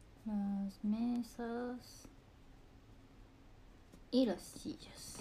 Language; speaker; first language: Spanish; non-native, learner; Japanese